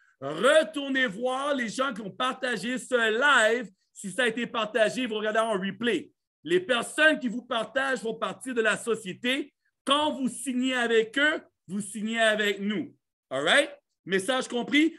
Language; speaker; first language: French; native; French